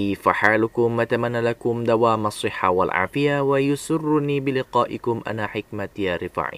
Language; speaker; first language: Arabic; non-native, fluent; Indonesian